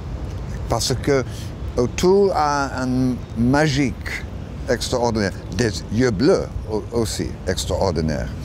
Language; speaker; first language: French; non-native, learner; English